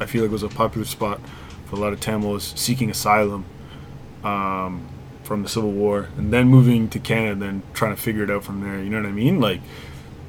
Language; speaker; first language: English; native; English